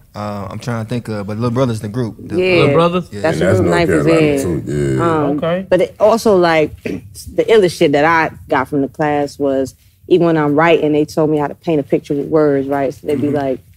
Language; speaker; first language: English; native; English